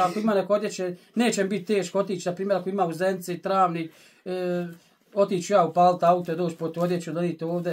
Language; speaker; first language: Bosnian; native; Bosnian